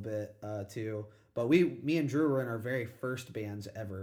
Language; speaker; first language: English; native; English